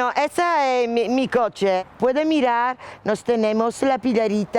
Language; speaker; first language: Spanish; non-native, learner; Italian